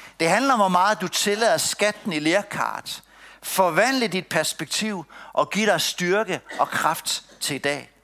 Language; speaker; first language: Danish; native; Danish